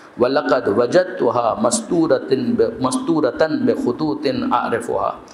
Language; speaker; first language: Urdu; non-native, local second language; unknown